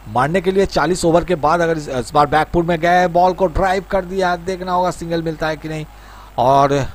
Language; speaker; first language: Hindi; non-native, local second language; Bangla